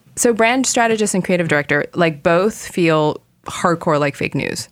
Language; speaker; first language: English; non-native, fluent; Korean